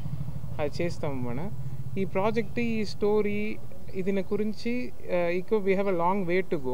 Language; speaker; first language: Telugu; non-native, learner; Tamil